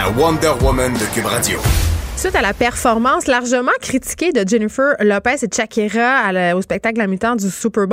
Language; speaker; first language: French; native; French